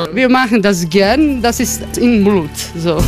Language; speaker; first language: German; non-native, fluent; Croatian